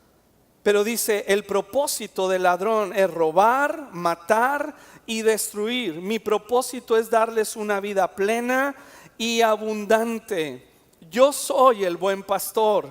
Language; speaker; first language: Spanish; native; Spanish